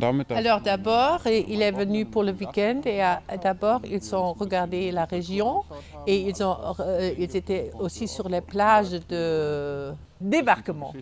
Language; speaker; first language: French; non-native, fluent; German